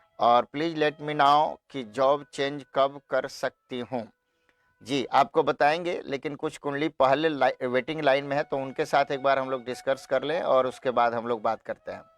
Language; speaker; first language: Hindi; native; Hindi